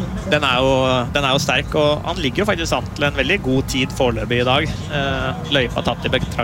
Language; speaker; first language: Norwegian; native; Norwegian